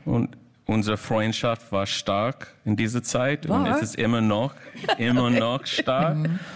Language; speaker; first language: German; non-native, learner; English